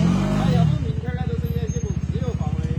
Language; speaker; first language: Chinese; native; Chinese